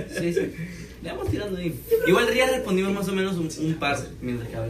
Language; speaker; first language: Spanish; native; Spanish